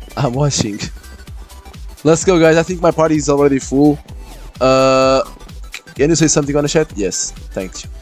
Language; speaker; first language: English; non-native, learner; Portuguese